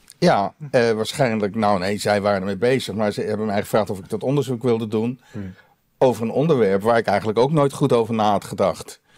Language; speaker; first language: Dutch; native; Dutch